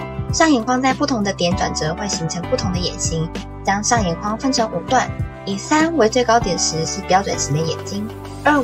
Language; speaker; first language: Chinese; native; Chinese